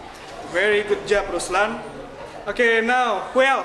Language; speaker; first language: English; non-native, fluent; Indonesian